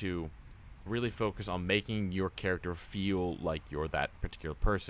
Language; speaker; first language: English; native; English